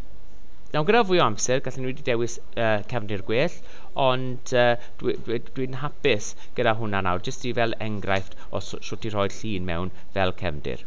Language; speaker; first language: Welsh; non-native, local second language; English